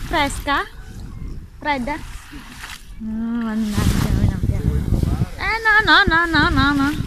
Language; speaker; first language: Italian; non-native, learner; Filipino